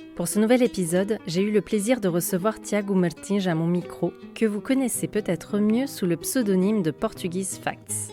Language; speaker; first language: French; native; French